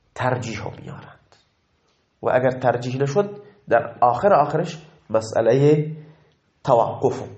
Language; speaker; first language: Persian; non-native, local second language; Baluchi